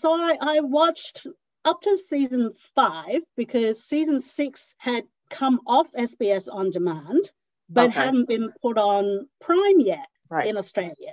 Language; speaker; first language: English; non-native, local second language; Cantonese